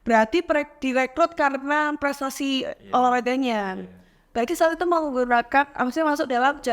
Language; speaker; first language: Indonesian; native; Indonesian